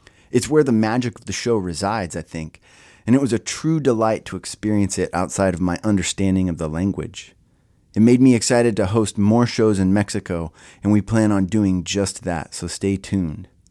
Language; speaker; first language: English; native; English